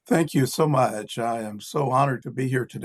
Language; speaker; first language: English; native; English